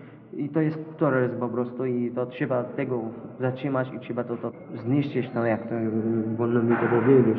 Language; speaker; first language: Polish; non-native, learner; Arabic